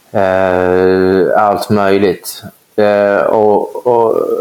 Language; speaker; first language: Swedish; non-native, fluent; English